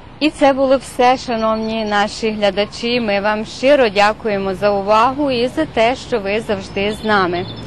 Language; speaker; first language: Ukrainian; early bilingual, heritage; Ukrainian